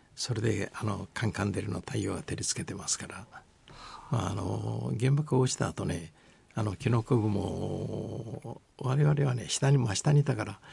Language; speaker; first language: Japanese; native; Japanese